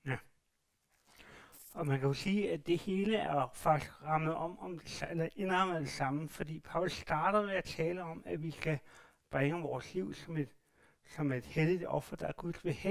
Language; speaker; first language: Danish; native; Danish